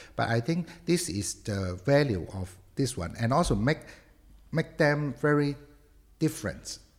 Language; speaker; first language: English; non-native, local second language; Cantonese